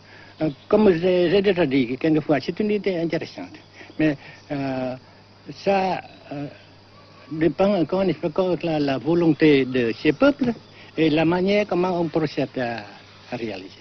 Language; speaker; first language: French; non-native, local second language; Vietnamese